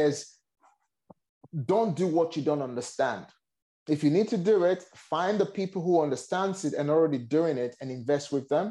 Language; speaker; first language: English; non-native, local second language; Yoruba